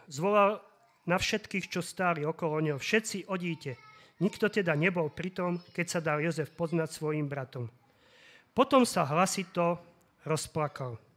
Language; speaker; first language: Slovak; native; Slovak